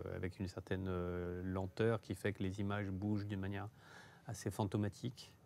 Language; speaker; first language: French; native; French